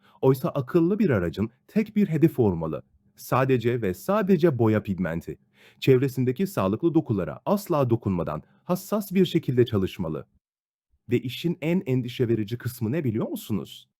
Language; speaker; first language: Turkish; native; Turkish